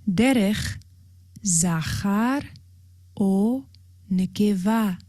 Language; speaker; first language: Hebrew; non-native, learner; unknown